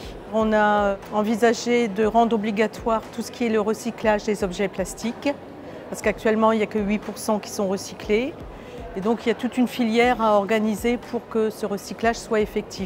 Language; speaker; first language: French; native; French